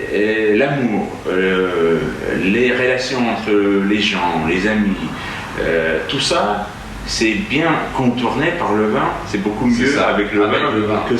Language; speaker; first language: French; non-native, fluent; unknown